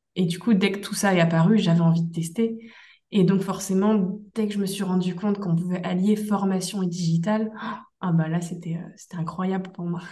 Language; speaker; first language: French; native; French